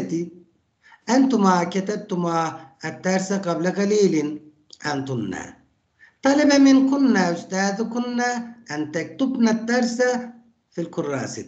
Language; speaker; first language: Arabic; non-native, fluent; Turkish